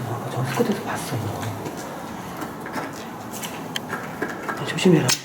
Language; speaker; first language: Korean; native; Korean